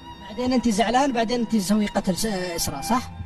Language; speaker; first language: Arabic; native; Arabic